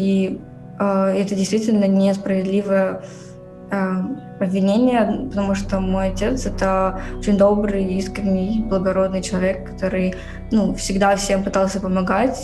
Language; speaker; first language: Russian; native; Russian